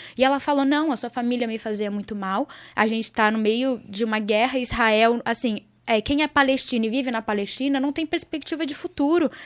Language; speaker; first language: Portuguese; early bilingual, other home language; Arabic